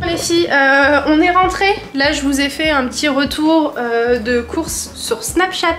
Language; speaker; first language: French; native; French